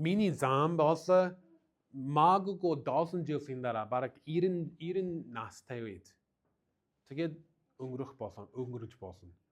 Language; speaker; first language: Mongolian; non-native, learner; English